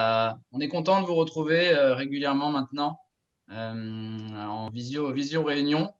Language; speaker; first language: French; native; French